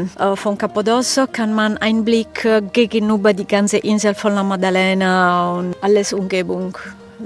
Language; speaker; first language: German; non-native, fluent; Italian